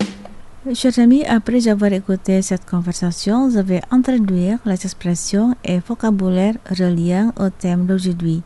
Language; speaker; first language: French; non-native, fluent; Indonesian